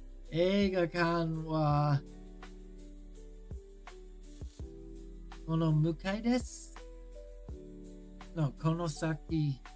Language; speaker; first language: Japanese; non-native, learner; English